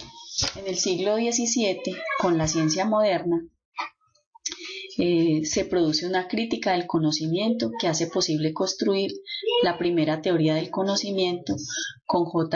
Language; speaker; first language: Spanish; native; Spanish